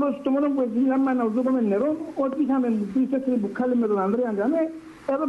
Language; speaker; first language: Greek; native; Greek